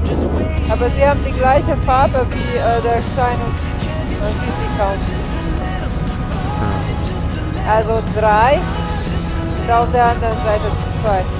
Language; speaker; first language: German; non-native, fluent; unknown